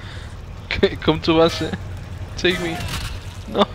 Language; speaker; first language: English; non-native, learner; Spanish